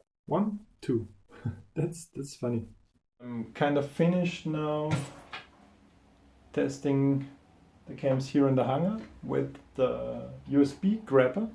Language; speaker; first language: English; non-native, fluent; German